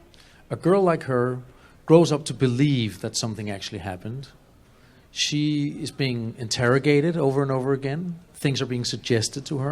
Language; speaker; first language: English; non-native, fluent; Danish